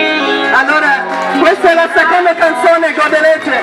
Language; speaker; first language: Italian; non-native, fluent; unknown